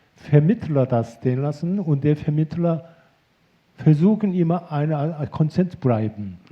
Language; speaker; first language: German; non-native, fluent; Korean